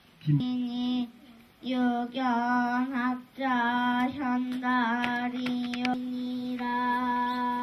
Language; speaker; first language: Korean; native; Korean